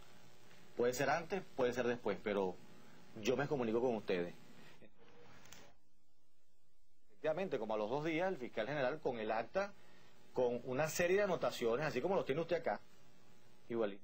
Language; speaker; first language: Spanish; native; Spanish